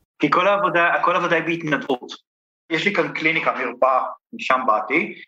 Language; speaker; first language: Hebrew; native; Hebrew